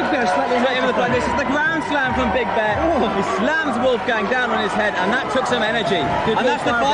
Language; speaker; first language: English; native; English